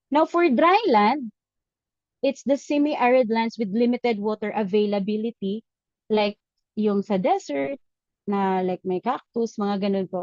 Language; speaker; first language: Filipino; native; Filipino